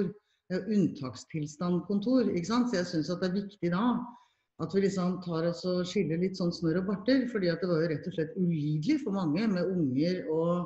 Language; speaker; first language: Norwegian; native; Norwegian